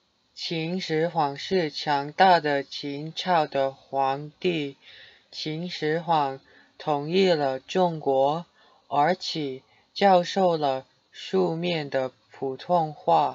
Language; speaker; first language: Chinese; non-native, learner; English